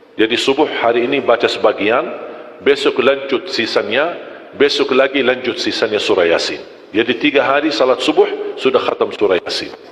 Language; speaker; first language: Malay; non-native, fluent; Arabic